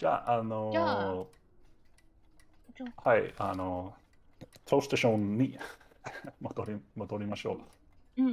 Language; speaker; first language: Japanese; non-native, fluent; Danish